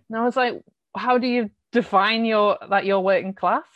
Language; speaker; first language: English; native; English